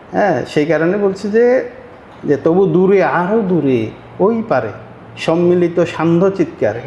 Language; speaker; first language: Bangla; native; Bangla